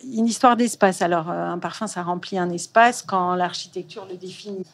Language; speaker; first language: French; native; French